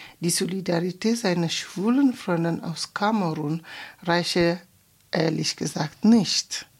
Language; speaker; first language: German; non-native, fluent; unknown